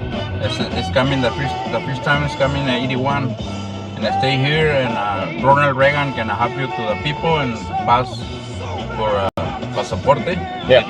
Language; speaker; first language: English; non-native, learner; Spanish